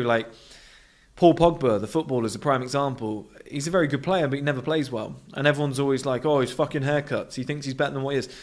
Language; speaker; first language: English; native; English